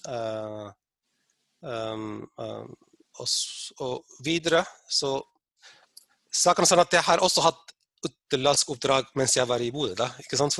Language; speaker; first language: Norwegian; non-native, fluent; Arabic